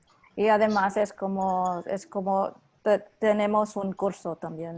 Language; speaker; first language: Spanish; non-native, learner; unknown